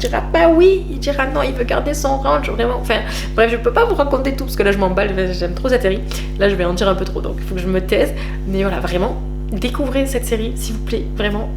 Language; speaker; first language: French; native; French